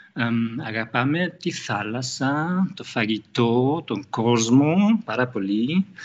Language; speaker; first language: Greek; non-native, fluent; German